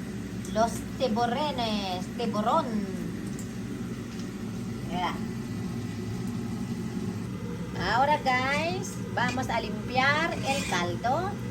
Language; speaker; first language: Spanish; non-native, learner; Filipino